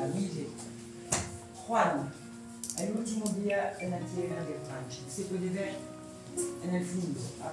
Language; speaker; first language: Spanish; non-native, learner; Greek